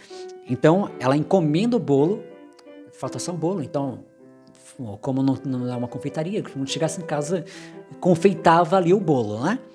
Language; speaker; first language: Portuguese; native; Portuguese